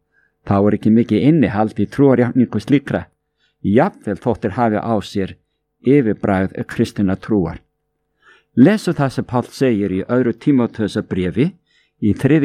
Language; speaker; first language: Icelandic; native; Icelandic